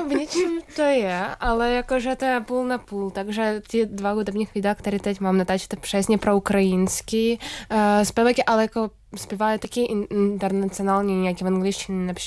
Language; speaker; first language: Czech; non-native, learner; Ukrainian